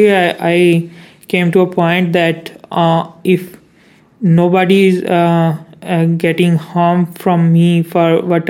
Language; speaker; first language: English; non-native, local second language; Urdu